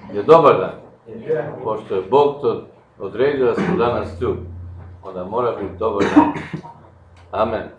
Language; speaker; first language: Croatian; non-native, local second language; Slovenian